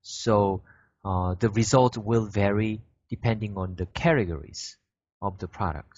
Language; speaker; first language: English; non-native, learner; Korean